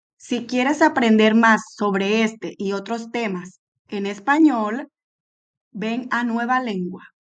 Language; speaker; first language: Spanish; native; Spanish